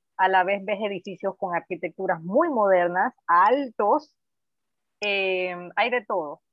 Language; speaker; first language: Spanish; native; Spanish